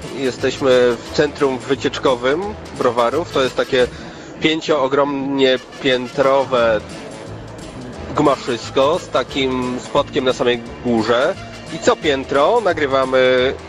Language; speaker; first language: Polish; native; Polish